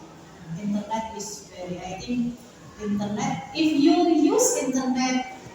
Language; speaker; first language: English; non-native, learner; Indonesian